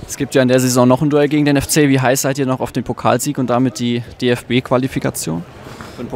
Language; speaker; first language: German; native; German